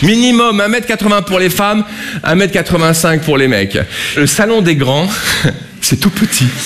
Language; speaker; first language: French; native; French